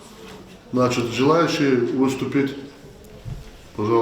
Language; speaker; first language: Russian; non-native, local second language; Lezghian